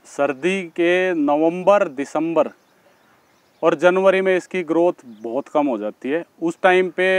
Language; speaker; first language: Hindi; native; Hindi